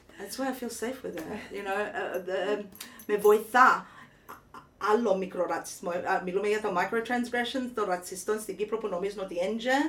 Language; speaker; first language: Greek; early bilingual, heritage; Greek